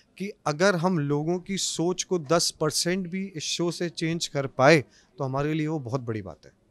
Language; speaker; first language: Hindi; native; Hindi